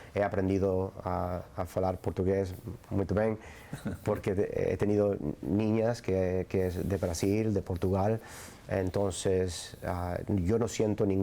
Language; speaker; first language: Spanish; early bilingual, other home language; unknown